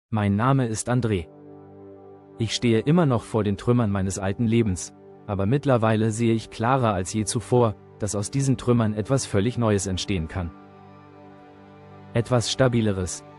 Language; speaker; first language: German; native; German